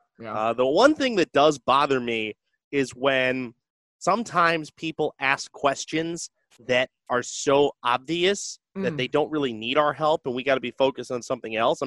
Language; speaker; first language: English; native; English